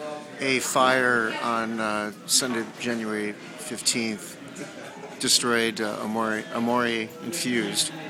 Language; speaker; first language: English; native; English